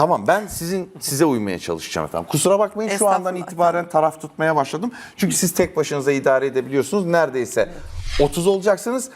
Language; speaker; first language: Turkish; native; Turkish